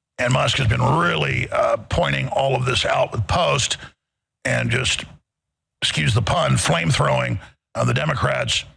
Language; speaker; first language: English; native; English